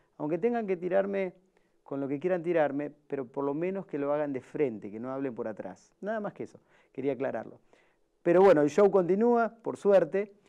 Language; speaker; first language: Spanish; native; Spanish